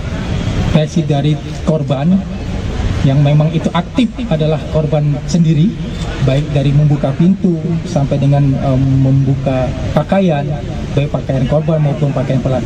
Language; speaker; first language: Indonesian; native; Indonesian